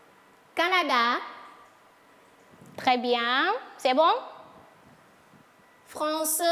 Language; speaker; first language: French; non-native, fluent; Portuguese